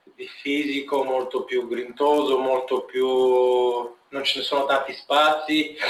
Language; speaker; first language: Italian; non-native, fluent; Bulgarian